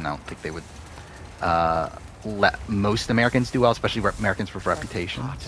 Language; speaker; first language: English; native; English